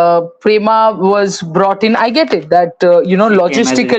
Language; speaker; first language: English; non-native, local second language; Hindi